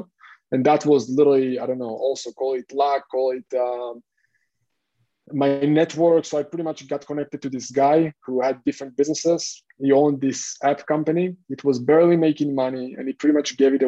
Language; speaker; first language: English; non-native, fluent; Hebrew